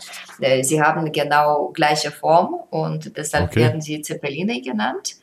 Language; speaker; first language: German; non-native, fluent; Lithuanian